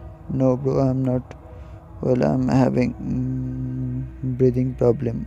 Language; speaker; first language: English; non-native, local second language; Bangla